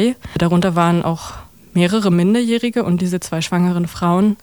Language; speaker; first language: German; native; German